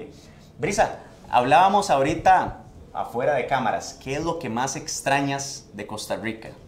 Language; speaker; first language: Spanish; native; Spanish